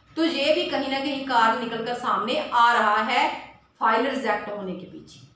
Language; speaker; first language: Hindi; non-native, local second language; Punjabi